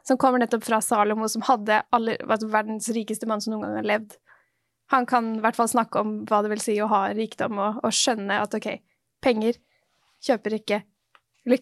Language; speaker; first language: Norwegian; native; Norwegian